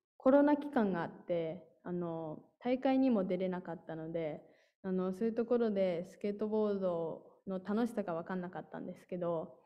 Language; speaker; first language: Japanese; native; Japanese